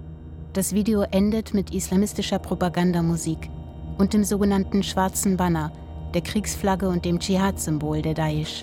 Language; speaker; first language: German; native; German